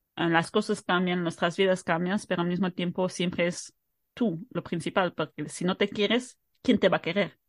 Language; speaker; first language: Spanish; early bilingual, heritage; Spanish